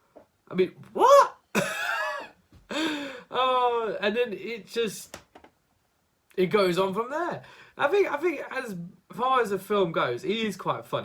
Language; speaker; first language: English; native; English